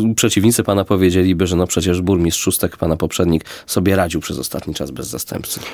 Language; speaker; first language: Polish; native; Polish